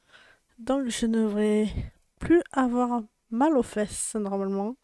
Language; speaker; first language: French; native; French